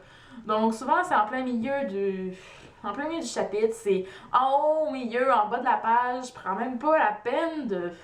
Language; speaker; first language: French; native; French